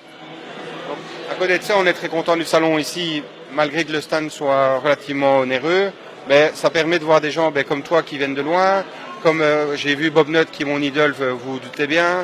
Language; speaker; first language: French; native; French